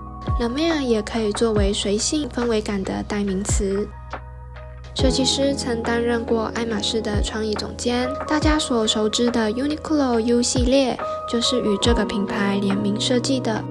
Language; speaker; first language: Chinese; native; Chinese